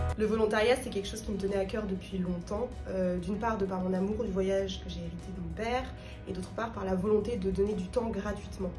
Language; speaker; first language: French; native; French